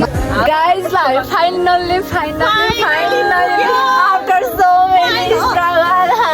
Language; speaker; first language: English; non-native, learner; Nepali